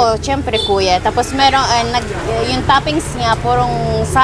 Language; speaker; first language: Filipino; early bilingual, heritage; Arabic